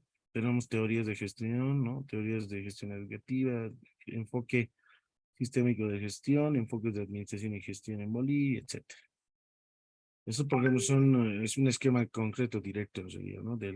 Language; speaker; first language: Spanish; native; Spanish